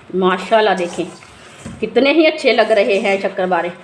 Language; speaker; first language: Urdu; native; Urdu